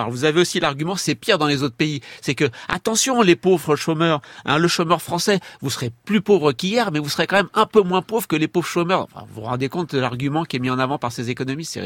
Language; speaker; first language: French; native; French